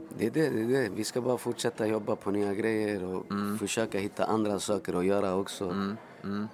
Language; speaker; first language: Swedish; early bilingual, other home language; Spanish